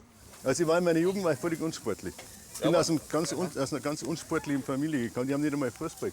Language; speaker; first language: German; native; German